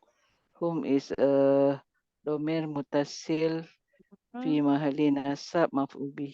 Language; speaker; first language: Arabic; non-native, learner; Malay